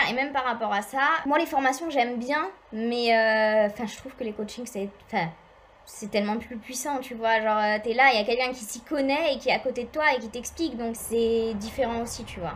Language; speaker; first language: French; native; French